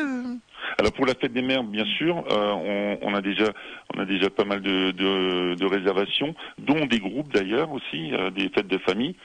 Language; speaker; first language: French; native; French